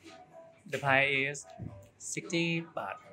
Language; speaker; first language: English; non-native, learner; Thai